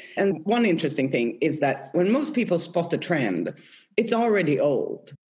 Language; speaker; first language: English; non-native, fluent; Swedish